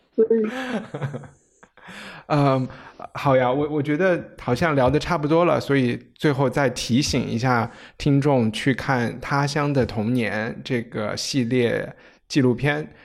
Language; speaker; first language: Chinese; native; Chinese